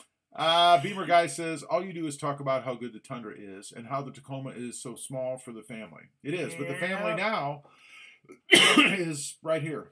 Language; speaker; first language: English; native; English